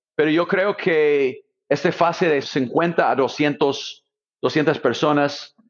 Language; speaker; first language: Spanish; non-native, fluent; English